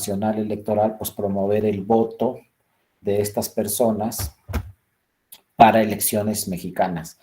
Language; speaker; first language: Spanish; native; Spanish